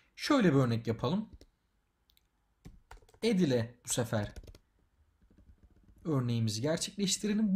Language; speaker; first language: Turkish; native; Turkish